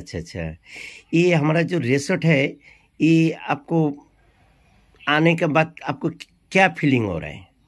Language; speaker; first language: Hindi; non-native, local second language; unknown